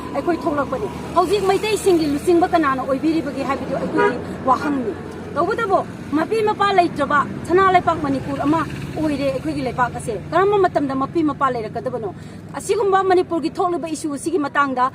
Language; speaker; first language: Manipuri; native; Manipuri